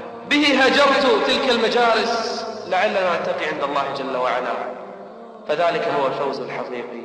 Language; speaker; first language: Arabic; native; Arabic